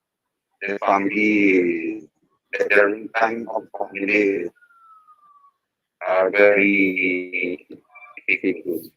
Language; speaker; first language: English; non-native, learner; Spanish